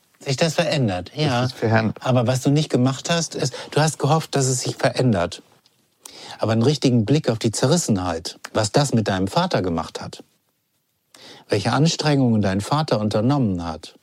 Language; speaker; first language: German; native; German